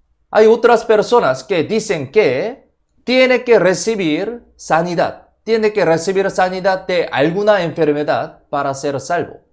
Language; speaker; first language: Spanish; non-native, fluent; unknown